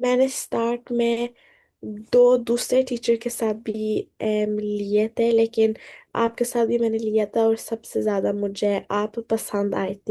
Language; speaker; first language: Hindi; early bilingual, heritage; Hindi